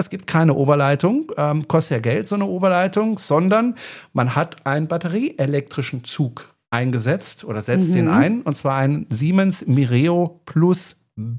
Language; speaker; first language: German; native; German